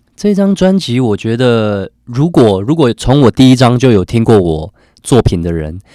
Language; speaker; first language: Chinese; native; Chinese